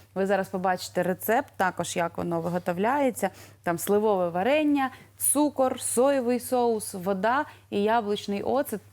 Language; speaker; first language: Ukrainian; native; Ukrainian